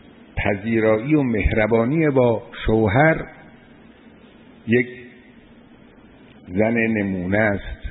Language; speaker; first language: Persian; native; Persian